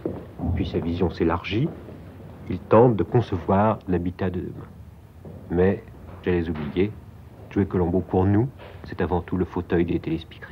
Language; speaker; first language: French; native; French